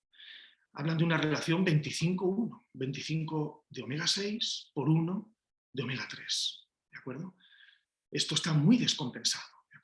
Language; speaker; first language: Spanish; native; Spanish